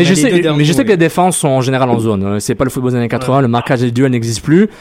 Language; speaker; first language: French; native; French